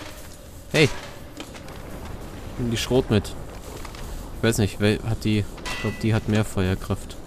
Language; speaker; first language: German; native; German